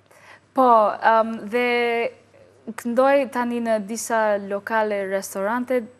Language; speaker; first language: Albanian; non-native, learner; English